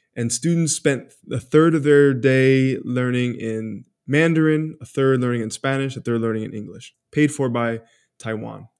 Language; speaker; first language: English; early bilingual, other home language; Spanish